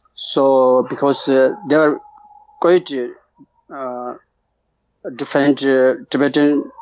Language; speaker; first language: English; non-native, learner; Tibetan